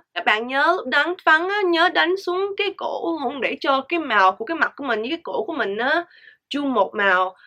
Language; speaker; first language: Vietnamese; early bilingual, heritage; Vietnamese